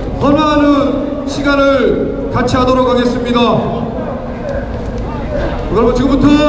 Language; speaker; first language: Korean; native; Korean